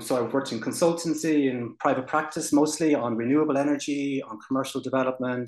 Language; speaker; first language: English; native; English